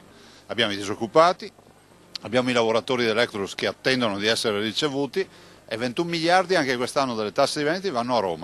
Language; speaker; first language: Italian; native; Italian